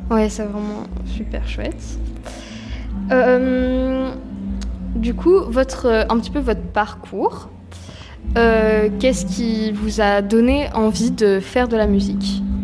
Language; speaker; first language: French; native; French